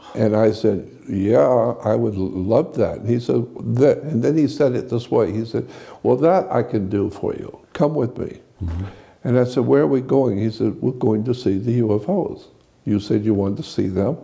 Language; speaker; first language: English; native; English